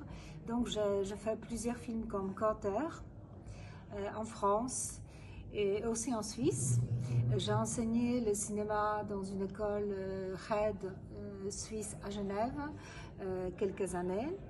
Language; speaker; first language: French; non-native, fluent; Polish